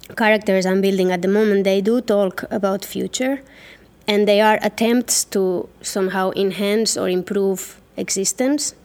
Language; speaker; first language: English; non-native, fluent; Catalan